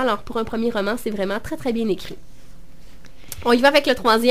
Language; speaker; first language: French; native; French